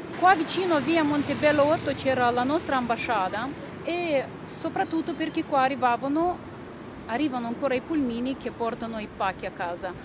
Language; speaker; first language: Italian; non-native, fluent; Romanian